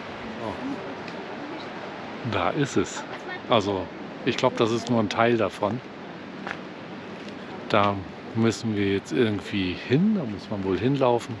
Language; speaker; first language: German; native; German